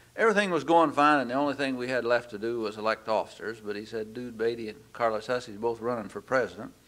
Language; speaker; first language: English; native; English